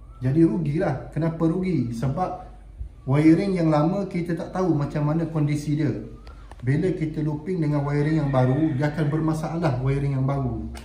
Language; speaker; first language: Malay; native; Malay